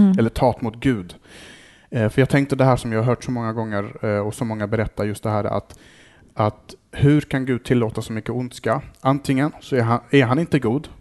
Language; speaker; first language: Swedish; early bilingual, other home language; Arabic